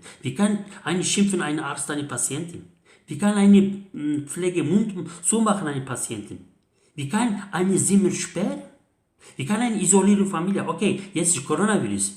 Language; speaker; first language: German; non-native, learner; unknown